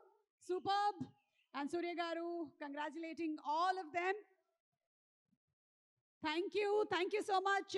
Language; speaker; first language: Telugu; native; Telugu